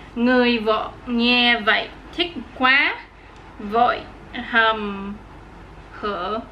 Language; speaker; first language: Vietnamese; non-native, learner; English